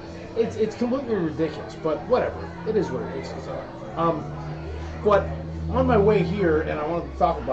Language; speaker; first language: English; native; English